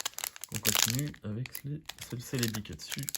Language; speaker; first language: French; native; French